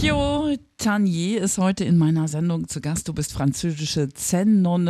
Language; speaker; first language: German; native; German